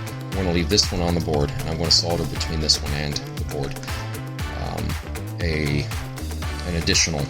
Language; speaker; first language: English; native; English